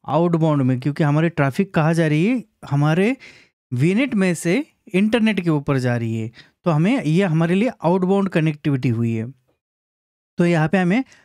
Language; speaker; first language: Hindi; non-native, local second language; Marathi